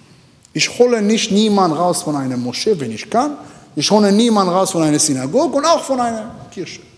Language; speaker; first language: German; non-native, learner; Hebrew